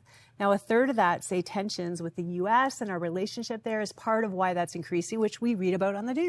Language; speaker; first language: English; native; English